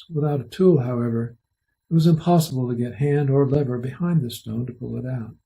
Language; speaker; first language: English; native; English